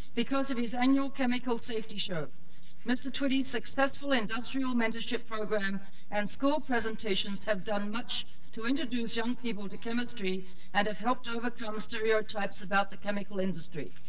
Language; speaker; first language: English; native; English